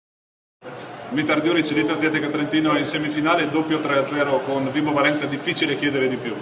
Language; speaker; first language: Italian; native; Italian